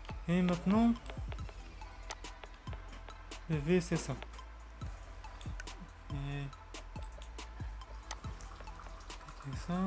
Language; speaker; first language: French; non-native, learner; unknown